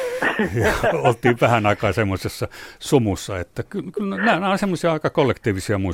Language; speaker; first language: Finnish; native; Finnish